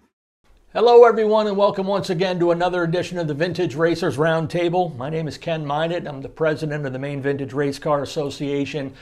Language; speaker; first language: English; native; English